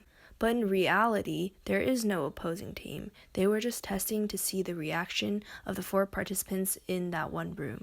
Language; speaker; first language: English; native; English